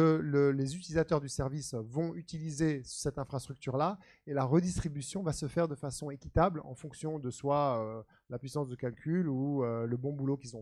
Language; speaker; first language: French; native; French